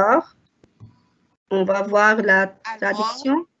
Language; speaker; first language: French; non-native, fluent; Arabic